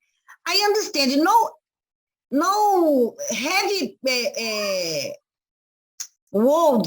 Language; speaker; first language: English; non-native, learner; Portuguese